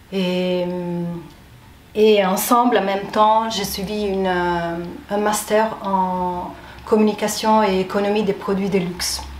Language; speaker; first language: French; non-native, fluent; Italian